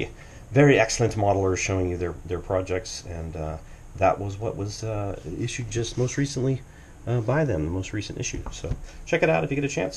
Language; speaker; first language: English; native; English